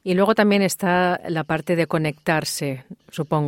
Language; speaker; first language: Spanish; native; Spanish